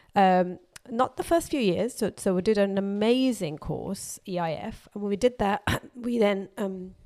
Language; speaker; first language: English; non-native, local second language; Urdu